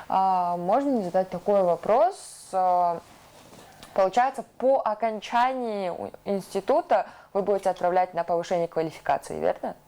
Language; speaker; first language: Russian; native; Russian